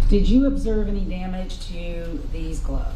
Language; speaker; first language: English; native; English